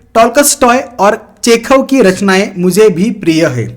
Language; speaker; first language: Hindi; non-native, local second language; Marathi